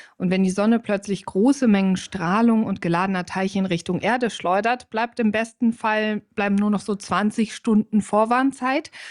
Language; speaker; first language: German; native; German